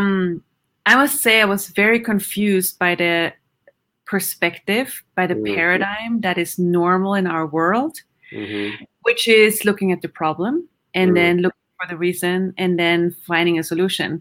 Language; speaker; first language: English; non-native, fluent; German